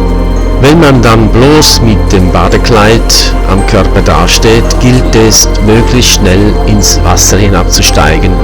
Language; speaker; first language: German; native; German